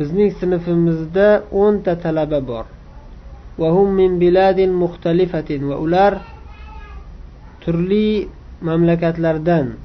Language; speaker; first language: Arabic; non-native, fluent; Uzbek